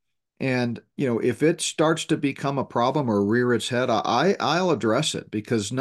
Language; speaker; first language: English; native; English